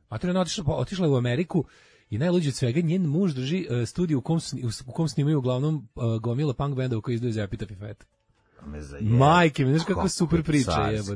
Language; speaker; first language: Serbian; native; Serbian